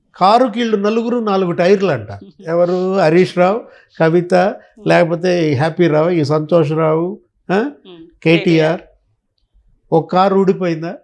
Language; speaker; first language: Telugu; native; Telugu